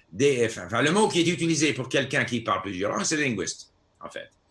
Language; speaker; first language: French; non-native, fluent; English